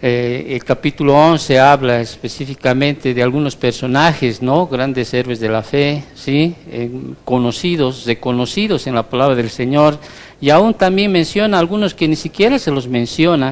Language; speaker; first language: Spanish; native; Spanish